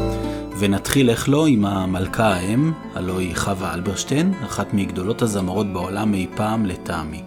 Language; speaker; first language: Hebrew; native; Hebrew